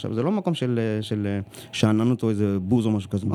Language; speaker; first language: Hebrew; early bilingual, other home language; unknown